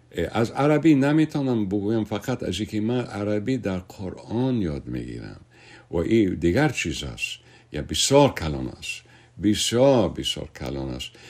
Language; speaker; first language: Persian; non-native, fluent; English